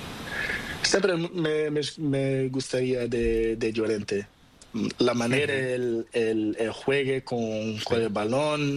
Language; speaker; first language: Spanish; non-native, learner; Portuguese